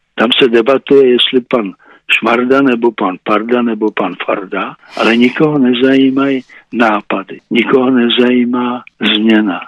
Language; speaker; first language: Czech; native; Czech